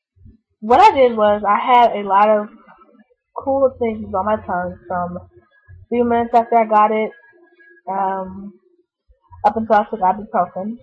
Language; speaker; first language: English; native; English